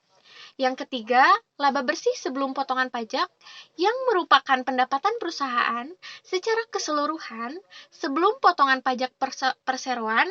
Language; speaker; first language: Indonesian; native; Indonesian